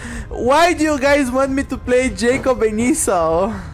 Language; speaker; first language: English; non-native, fluent; Portuguese